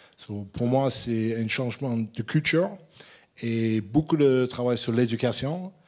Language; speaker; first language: French; non-native, fluent; English